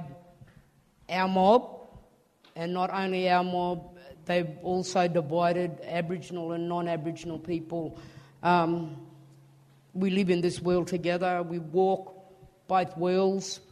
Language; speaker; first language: English; native; English